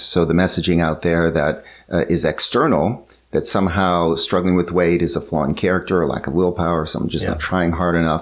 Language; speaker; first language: English; native; English